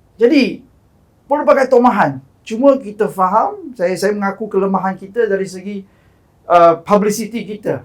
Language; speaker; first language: Malay; non-native, local second language; Chinese